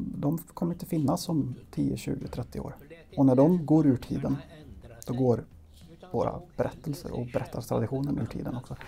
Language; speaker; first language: Swedish; native; Swedish